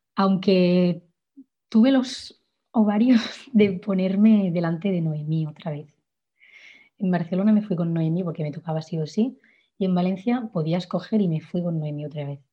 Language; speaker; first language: Spanish; native; Spanish